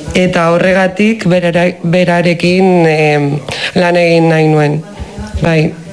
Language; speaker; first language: Basque; non-native, fluent; Russian